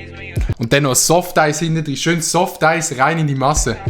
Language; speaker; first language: German; native; German